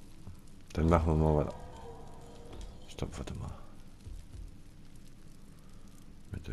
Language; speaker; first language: German; native; German